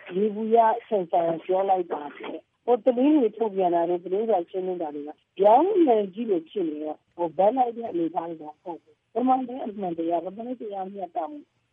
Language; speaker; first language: Burmese; native; Burmese